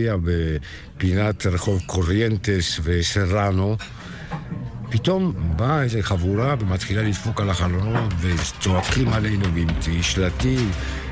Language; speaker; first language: Hebrew; non-native, fluent; Spanish